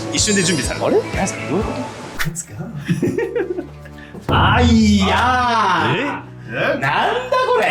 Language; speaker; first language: Japanese; native; Japanese